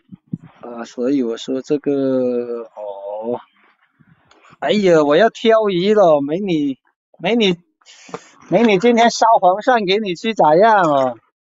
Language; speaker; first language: Chinese; native; Chinese